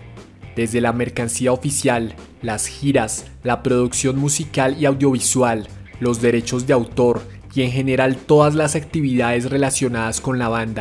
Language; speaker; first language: Spanish; native; Spanish